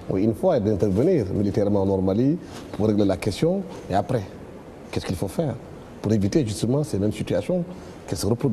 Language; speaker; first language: French; non-native, local second language; Wolof